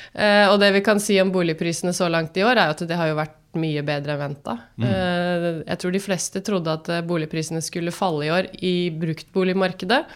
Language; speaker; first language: Norwegian; native; Norwegian